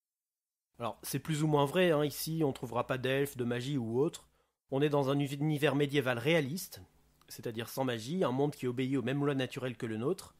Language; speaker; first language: French; native; French